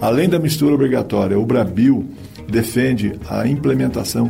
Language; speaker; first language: Portuguese; native; Portuguese